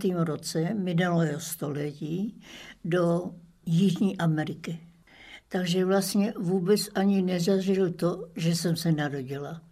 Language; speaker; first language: Czech; early bilingual, other home language; German